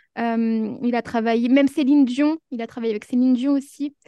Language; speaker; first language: French; native; French